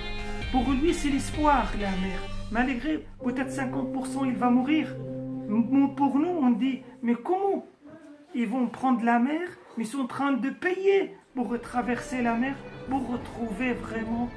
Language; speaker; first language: French; non-native, fluent; Arabic